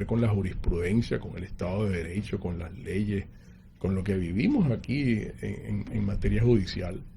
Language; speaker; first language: Spanish; native; Spanish